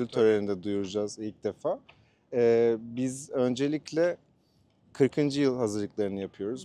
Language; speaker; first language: Turkish; native; Turkish